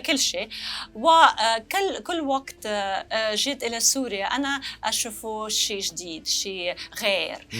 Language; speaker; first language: Arabic; non-native, learner; Russian